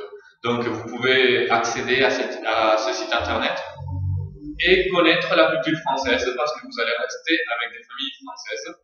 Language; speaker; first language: French; non-native, fluent; Spanish